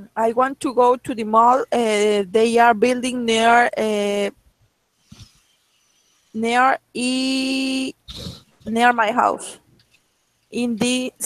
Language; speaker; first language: English; non-native, learner; Spanish